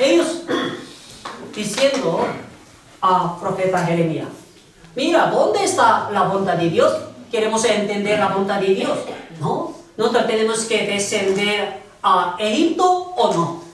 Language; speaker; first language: Spanish; non-native, learner; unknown